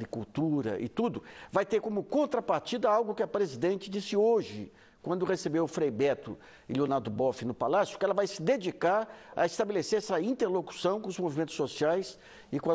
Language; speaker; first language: Portuguese; native; Portuguese